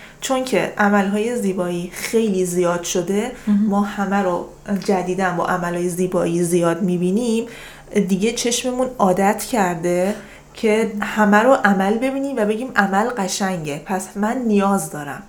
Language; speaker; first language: Persian; native; Persian